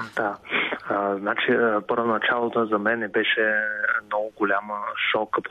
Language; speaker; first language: Bulgarian; non-native, fluent; Chinese